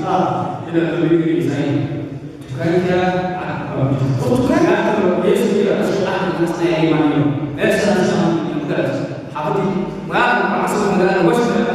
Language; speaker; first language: Indonesian; non-native, learner; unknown